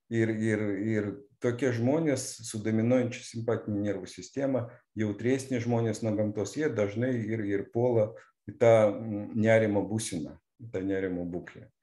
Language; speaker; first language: Lithuanian; non-native, local second language; Russian